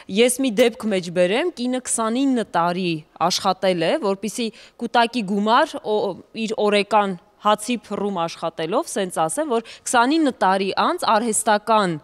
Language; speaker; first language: Armenian; native; Armenian